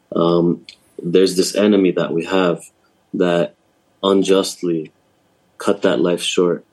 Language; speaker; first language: English; native; English